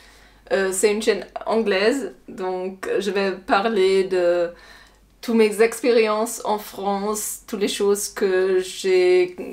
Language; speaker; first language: French; non-native, learner; German